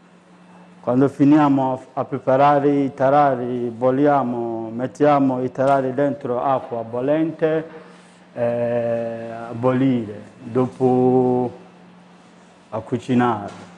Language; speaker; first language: Italian; non-native, learner; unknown